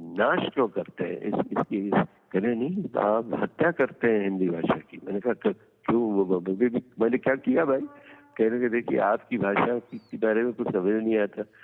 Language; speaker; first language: Hindi; non-native, local second language; Gujarati